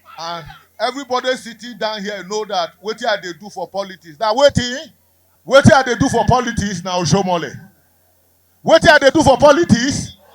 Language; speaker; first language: Nigerian Pidgin; non-native, local second language; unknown